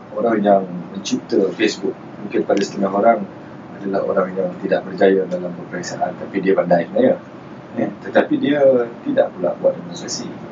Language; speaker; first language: Malay; native; Malay